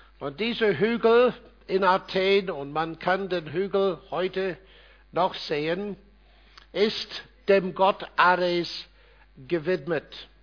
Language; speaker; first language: German; non-native, fluent; English